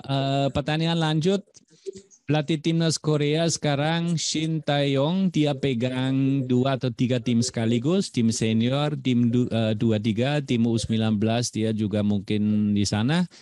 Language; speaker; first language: Indonesian; non-native, fluent; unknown